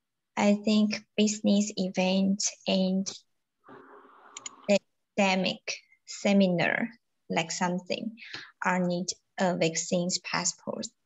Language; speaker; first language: English; non-native, learner; Chinese